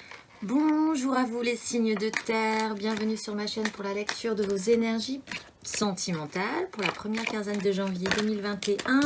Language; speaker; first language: French; native; French